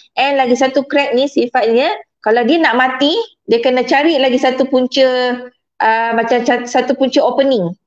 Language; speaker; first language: Malay; native; Malay